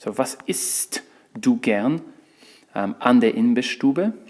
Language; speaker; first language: German; non-native, fluent; English